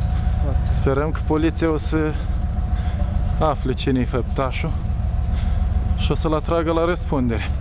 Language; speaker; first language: Romanian; native; Romanian